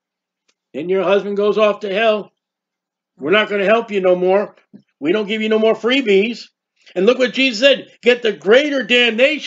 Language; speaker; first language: English; native; English